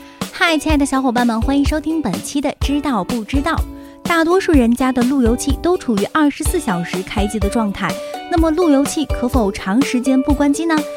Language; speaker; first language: Chinese; native; Chinese